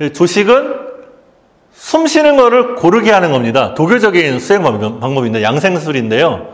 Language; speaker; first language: Korean; native; Korean